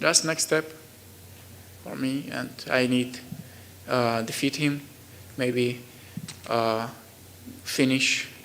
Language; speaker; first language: English; non-native, learner; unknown